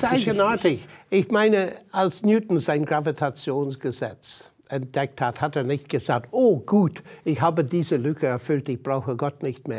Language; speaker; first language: German; non-native, fluent; English